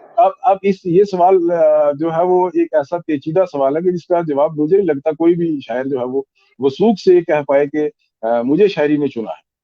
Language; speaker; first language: Urdu; non-native, local second language; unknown